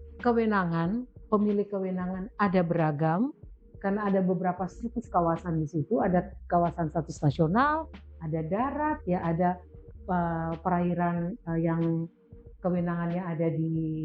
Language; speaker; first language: Indonesian; native; Indonesian